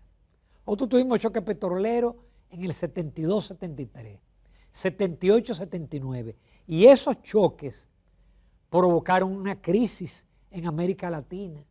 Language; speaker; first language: Spanish; native; Spanish